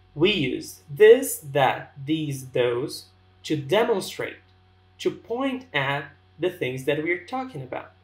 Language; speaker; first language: English; non-native, fluent; Portuguese